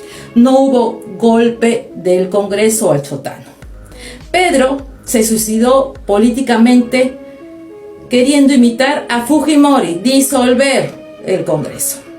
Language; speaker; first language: Spanish; native; Spanish